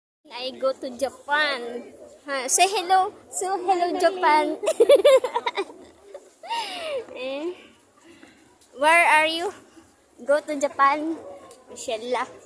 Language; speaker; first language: English; non-native, learner; Filipino